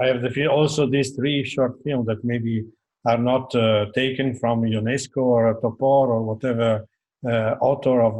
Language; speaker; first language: English; non-native, fluent; Italian